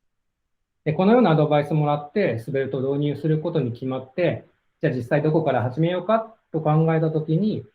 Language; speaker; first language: Japanese; native; Japanese